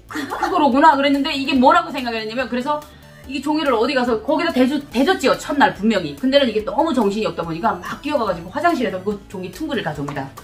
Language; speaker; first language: Korean; native; Korean